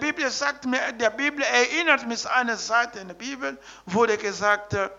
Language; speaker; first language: German; non-native, learner; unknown